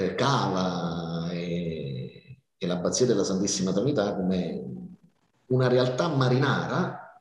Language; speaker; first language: Italian; native; Italian